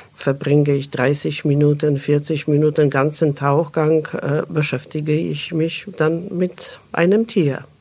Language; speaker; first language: German; non-native, fluent; Polish